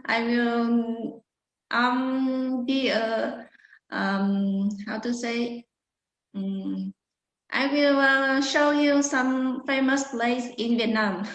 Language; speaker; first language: English; non-native, learner; Vietnamese